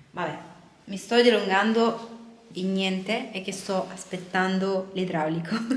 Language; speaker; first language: Italian; non-native, fluent; Romanian